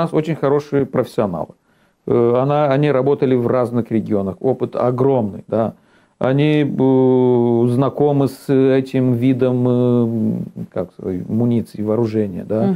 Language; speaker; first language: Russian; non-native, local second language; Romanian